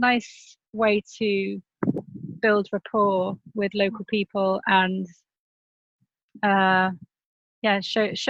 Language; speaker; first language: English; native; English